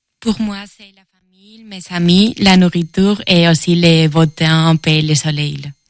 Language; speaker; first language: French; non-native, learner; Spanish